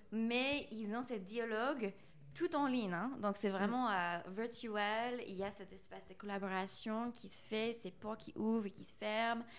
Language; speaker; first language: French; non-native, fluent; English